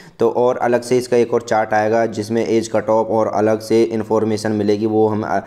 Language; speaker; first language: Hindi; native; Hindi